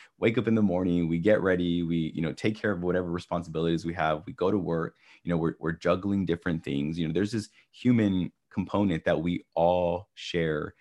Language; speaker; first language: English; native; English